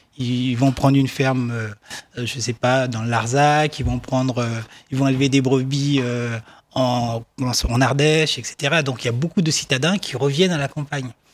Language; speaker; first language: French; non-native, local second language; Baoulé